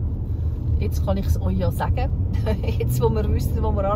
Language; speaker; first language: German; native; German